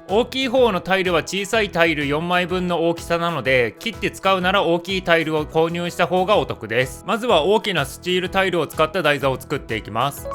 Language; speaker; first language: Japanese; native; Japanese